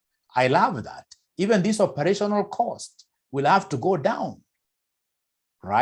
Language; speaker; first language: English; non-native, local second language; Swahili